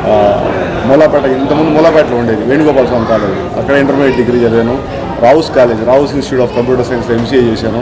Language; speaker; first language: Telugu; native; Telugu